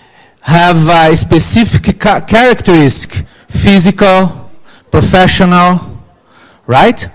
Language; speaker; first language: English; non-native, learner; Portuguese